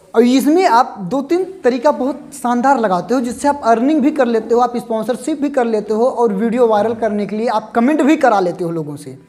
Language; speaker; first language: Hindi; native; Hindi